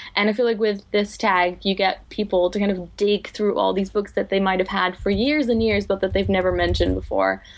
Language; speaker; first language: English; non-native, fluent; Dutch